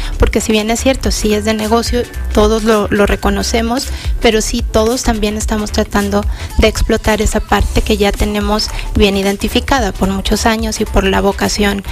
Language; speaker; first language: Spanish; native; Spanish